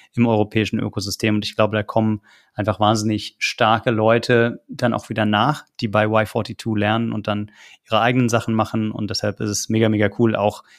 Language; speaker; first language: German; native; German